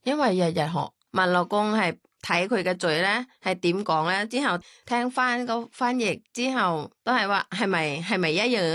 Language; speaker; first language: Cantonese; non-native, learner; Thai